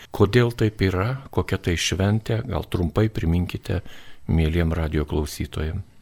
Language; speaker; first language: Lithuanian; native; Lithuanian